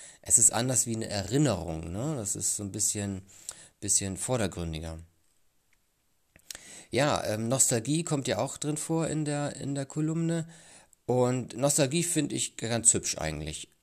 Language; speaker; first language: German; native; German